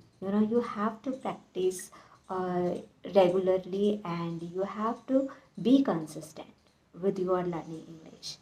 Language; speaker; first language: English; non-native, learner; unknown